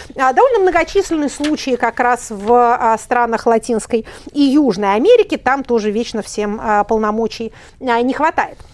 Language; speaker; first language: Russian; native; Russian